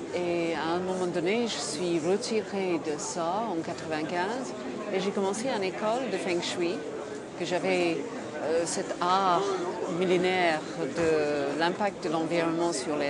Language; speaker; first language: French; non-native, fluent; English